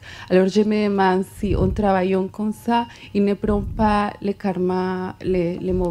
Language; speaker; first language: French; non-native, fluent; Spanish